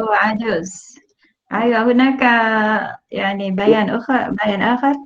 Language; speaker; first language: Arabic; non-native, fluent; Malay